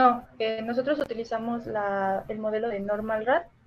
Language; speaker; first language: Spanish; native; Spanish